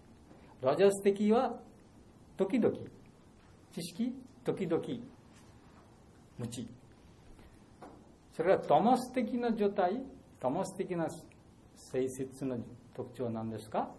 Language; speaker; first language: Japanese; non-native, learner; Bangla